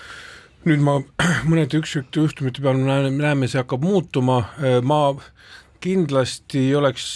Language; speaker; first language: Estonian; native; Estonian